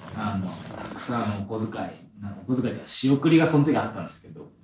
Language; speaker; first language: Japanese; native; Japanese